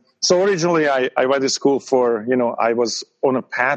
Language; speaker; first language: English; non-native, fluent; Hungarian